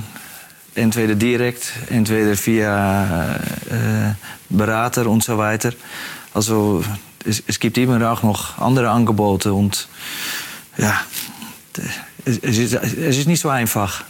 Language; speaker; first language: German; non-native, fluent; Dutch